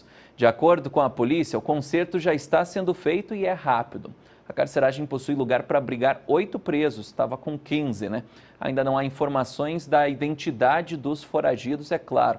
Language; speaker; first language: Portuguese; native; Portuguese